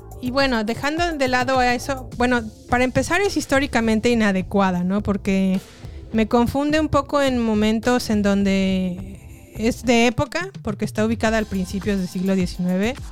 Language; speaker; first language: Spanish; native; Spanish